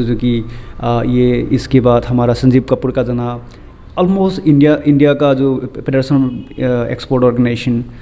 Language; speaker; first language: Hindi; non-native, local second language; Assamese